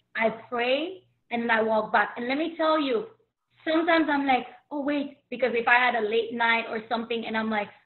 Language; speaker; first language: English; early bilingual, other home language; Haitian Creole